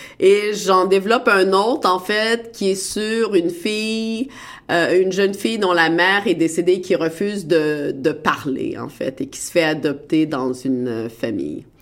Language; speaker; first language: French; native; French